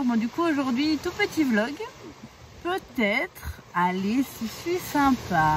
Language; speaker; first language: French; native; French